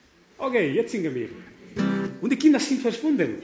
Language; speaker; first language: German; non-native, fluent; Spanish